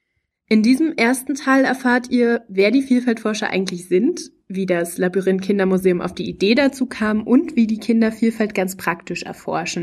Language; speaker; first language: German; native; German